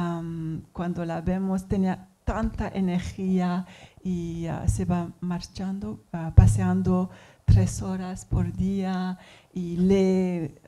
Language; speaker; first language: Spanish; non-native, learner; English